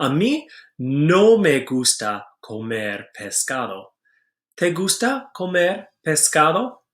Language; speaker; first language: Spanish; non-native, fluent; English